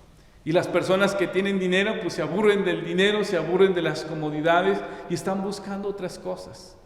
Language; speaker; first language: Spanish; native; Spanish